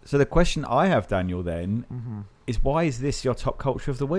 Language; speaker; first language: English; native; English